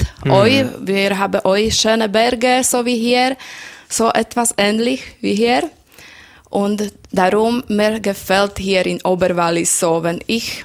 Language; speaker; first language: German; non-native, learner; Slovak